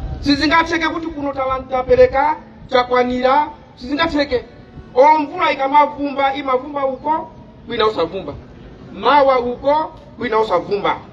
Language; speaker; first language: Nyanja; native; Nyanja